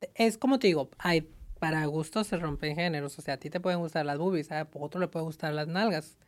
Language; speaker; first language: Spanish; early bilingual, heritage; Spanish